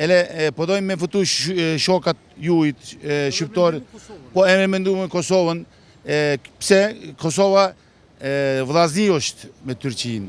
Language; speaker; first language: Albanian; early bilingual, heritage; Turkish